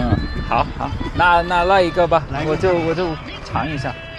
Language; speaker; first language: Chinese; non-native, learner; English